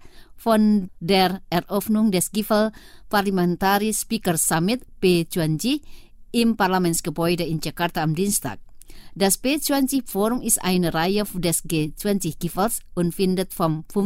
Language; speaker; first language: German; non-native, fluent; Indonesian